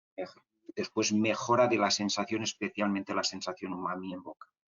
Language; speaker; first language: Spanish; native; Spanish